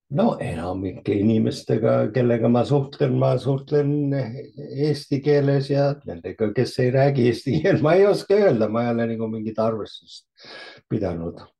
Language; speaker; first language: Estonian; early bilingual, heritage; Estonian